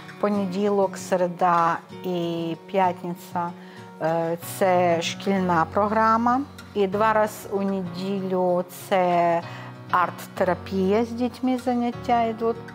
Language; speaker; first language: Ukrainian; non-native, local second language; Romany